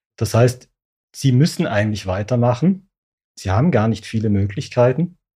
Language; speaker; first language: German; early bilingual, other home language; Persian